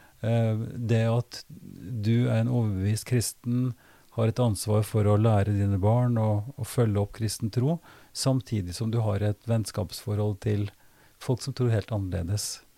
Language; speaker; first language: Norwegian; native; Norwegian